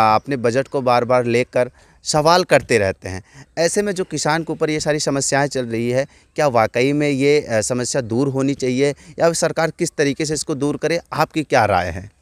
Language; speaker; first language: Hindi; native; Hindi